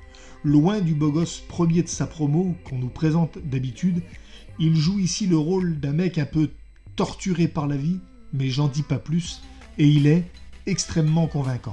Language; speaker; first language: French; native; French